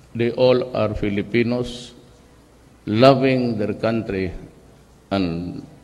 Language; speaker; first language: English; non-native, local second language; Cebuano